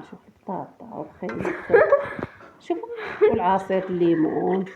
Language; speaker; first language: Arabic; native; Arabic